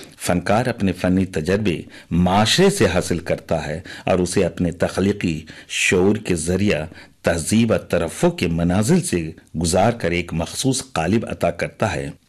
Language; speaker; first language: Urdu; native; Urdu